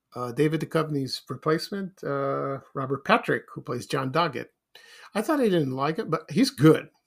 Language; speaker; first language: English; native; English